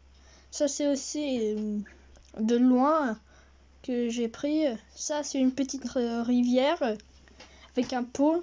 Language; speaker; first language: French; early bilingual, heritage; French